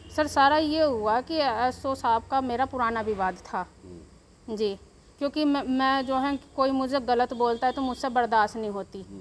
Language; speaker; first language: Hindi; native; Hindi